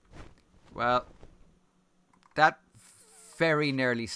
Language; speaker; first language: English; native; English